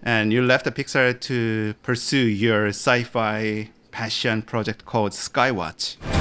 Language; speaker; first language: English; non-native, fluent; Korean